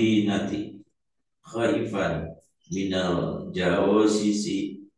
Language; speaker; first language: Arabic; non-native, learner; Indonesian